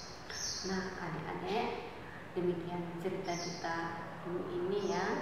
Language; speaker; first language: Indonesian; native; Indonesian